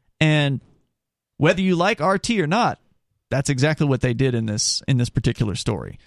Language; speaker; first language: English; native; English